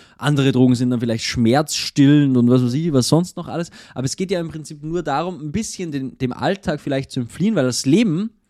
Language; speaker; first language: German; native; German